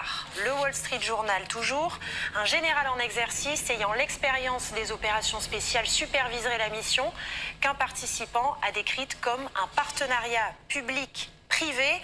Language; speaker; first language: French; native; French